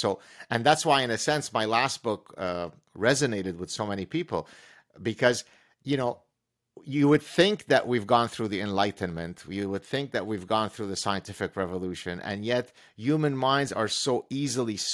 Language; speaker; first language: English; non-native, fluent; Arabic